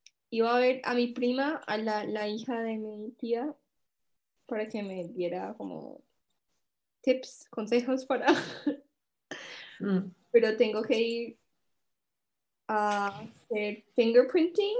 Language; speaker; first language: Spanish; early bilingual, heritage; Spanish